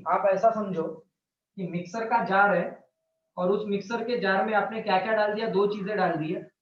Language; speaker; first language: Hindi; non-native, local second language; Marathi